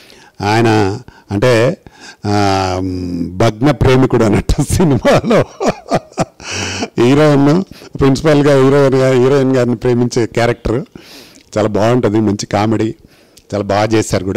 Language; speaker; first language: Telugu; native; Telugu